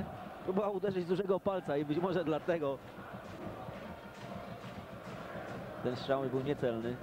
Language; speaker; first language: Polish; native; Polish